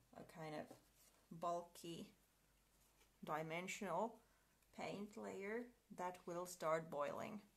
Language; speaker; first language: English; non-native, fluent; Finnish